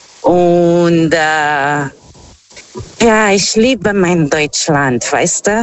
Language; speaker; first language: German; non-native, fluent; Portuguese